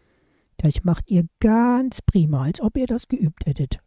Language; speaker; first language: German; native; German